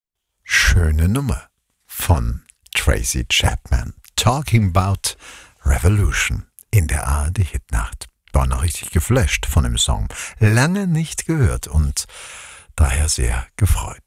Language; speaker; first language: German; native; German